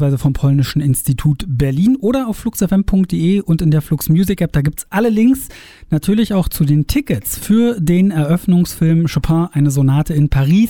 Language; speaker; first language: German; native; German